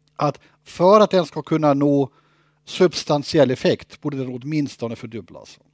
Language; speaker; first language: Swedish; non-native, fluent; German